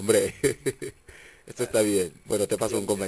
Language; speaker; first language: Spanish; non-native, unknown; Wolof